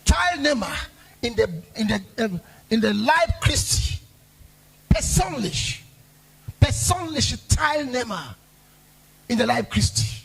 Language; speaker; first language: German; non-native, learner; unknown